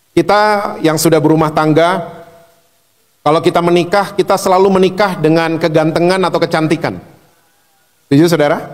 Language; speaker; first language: Indonesian; native; Indonesian